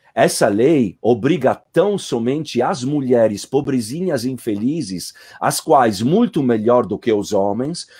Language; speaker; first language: Portuguese; non-native, fluent; Italian